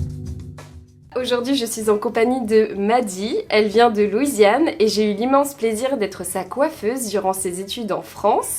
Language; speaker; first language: French; native; French